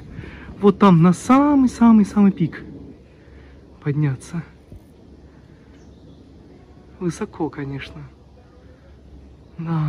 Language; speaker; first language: Russian; native; Russian